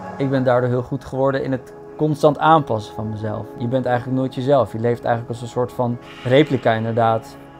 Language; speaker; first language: Dutch; early bilingual, other home language; Bosnian